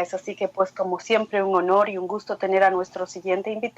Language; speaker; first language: Spanish; native; Spanish